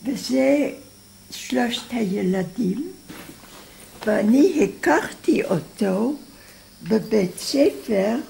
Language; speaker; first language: Hebrew; non-native, fluent; Dutch